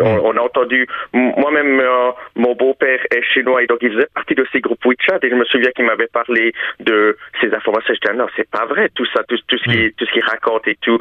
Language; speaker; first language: French; native; French